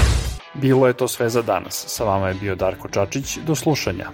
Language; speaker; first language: Serbian; native; Serbian